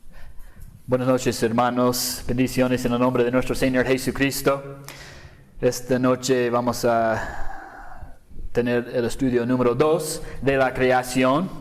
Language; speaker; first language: Spanish; non-native, fluent; English